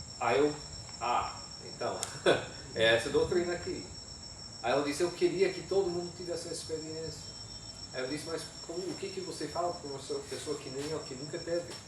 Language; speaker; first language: Portuguese; non-native, fluent; English